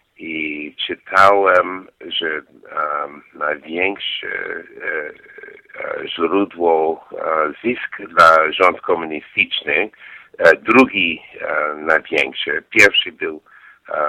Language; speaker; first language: Polish; non-native, learner; English